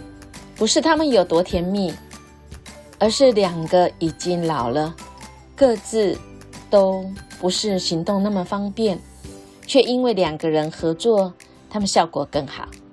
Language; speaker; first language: Chinese; native; Chinese